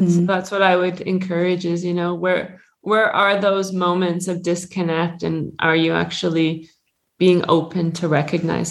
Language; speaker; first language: English; native; English